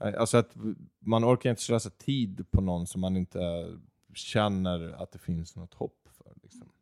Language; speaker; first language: Swedish; early bilingual, other home language; Serbian